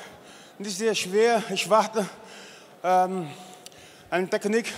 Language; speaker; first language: German; non-native, learner; Portuguese